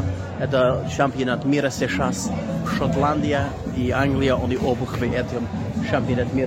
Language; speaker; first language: Russian; non-native, learner; English